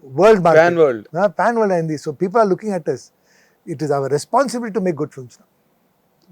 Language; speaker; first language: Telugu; non-native, local second language; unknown